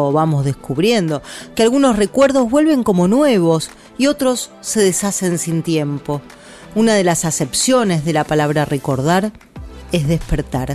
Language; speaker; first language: Spanish; native; Spanish